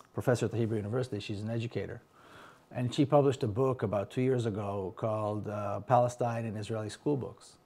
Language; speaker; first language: English; non-native, fluent; Hebrew